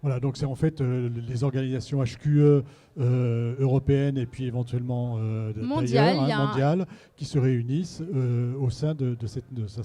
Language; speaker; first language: French; native; French